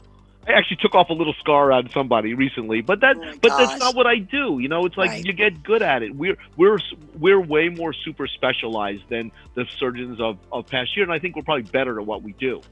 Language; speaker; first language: English; native; English